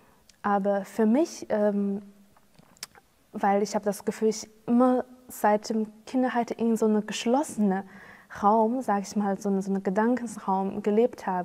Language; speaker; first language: German; non-native, fluent; Chinese